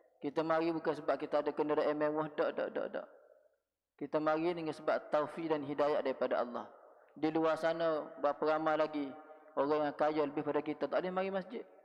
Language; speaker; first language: Malay; native; Malay